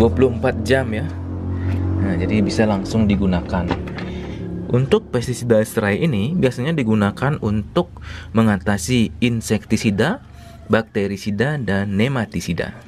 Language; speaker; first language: Indonesian; native; Indonesian